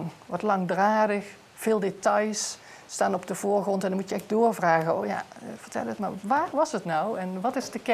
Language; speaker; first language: Dutch; native; Dutch